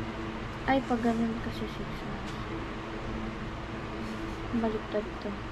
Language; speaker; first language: Filipino; native; Filipino